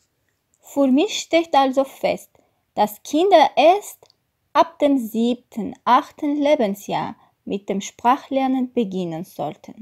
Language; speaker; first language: German; non-native, fluent; Armenian